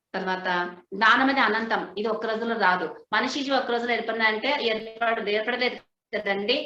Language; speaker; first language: Telugu; non-native, local second language; Hindi